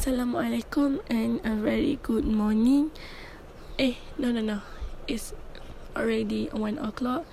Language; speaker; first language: English; non-native, learner; Malay